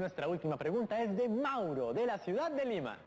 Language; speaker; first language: Spanish; native; Spanish